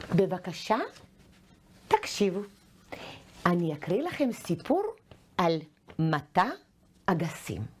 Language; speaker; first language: Hebrew; non-native, fluent; Ukrainian